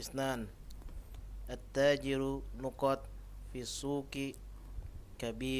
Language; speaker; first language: Arabic; non-native, learner; Indonesian